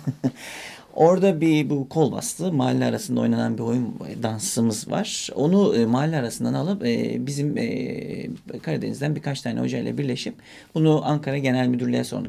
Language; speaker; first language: Turkish; native; Turkish